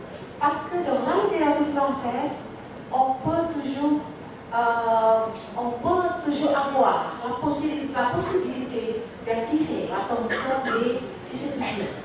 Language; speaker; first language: French; non-native, fluent; Indonesian